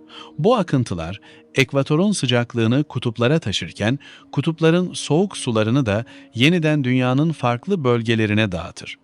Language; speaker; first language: Turkish; native; Turkish